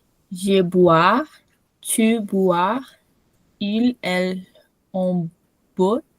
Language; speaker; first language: French; non-native, learner; Portuguese